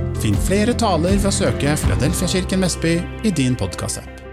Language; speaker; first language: Norwegian; native; Norwegian